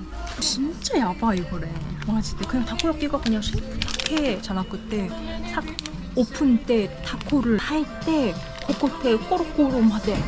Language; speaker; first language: Japanese; non-native, learner; Korean